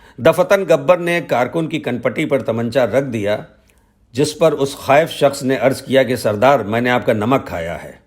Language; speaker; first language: Urdu; native; Urdu